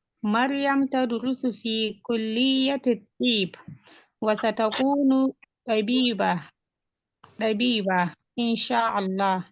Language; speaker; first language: Arabic; non-native, learner; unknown